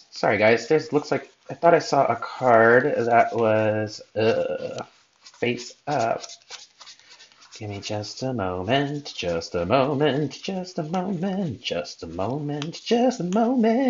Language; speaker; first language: English; native; English